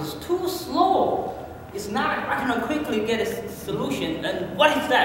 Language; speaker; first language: English; non-native, fluent; Chinese